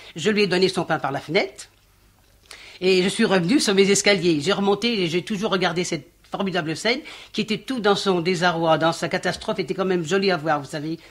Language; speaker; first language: French; native; French